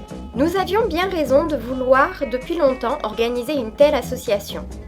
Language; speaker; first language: French; native; French